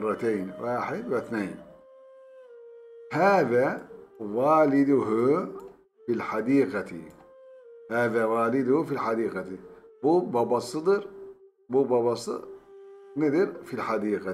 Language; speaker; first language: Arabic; non-native, fluent; Turkish